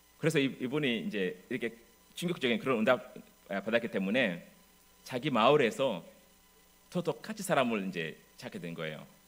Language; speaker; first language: Korean; non-native, fluent; English